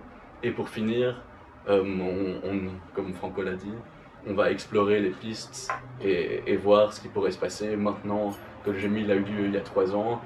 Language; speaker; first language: French; native; French